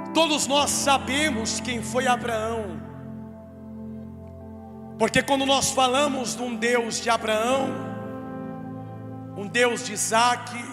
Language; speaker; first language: Portuguese; native; Portuguese